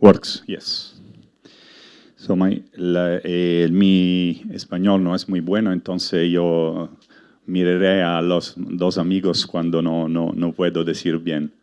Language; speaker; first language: Spanish; non-native, learner; Italian